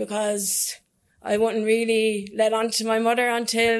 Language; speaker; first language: English; native; English